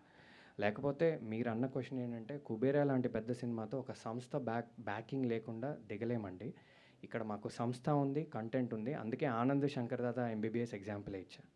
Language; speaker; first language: Telugu; native; Telugu